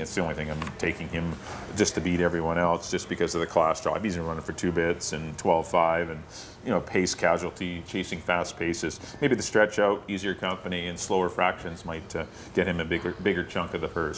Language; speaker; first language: English; native; English